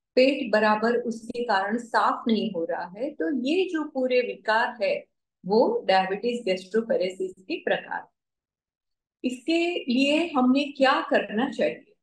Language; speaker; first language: Hindi; non-native, local second language; Marathi